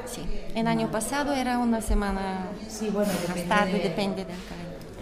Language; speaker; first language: Spanish; non-native, learner; Bulgarian